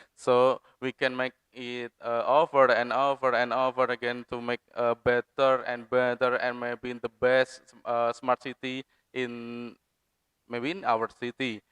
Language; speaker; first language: English; non-native, fluent; Indonesian